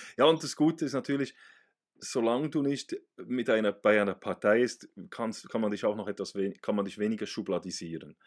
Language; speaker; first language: German; native; German